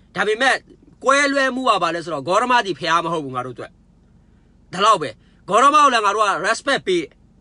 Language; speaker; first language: Burmese; non-native, local second language; Mon